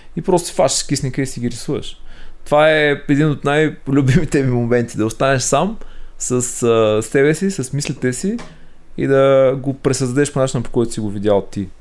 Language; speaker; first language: Bulgarian; native; Bulgarian